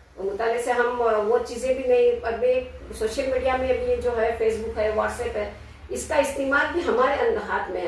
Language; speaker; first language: Hindi; non-native, local second language; Konkani